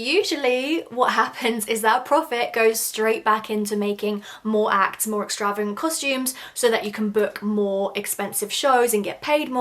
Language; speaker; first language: English; native; English